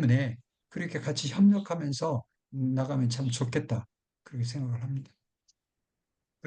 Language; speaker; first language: Korean; native; Korean